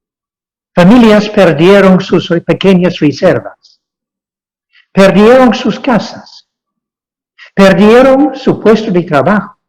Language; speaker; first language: Spanish; non-native, fluent; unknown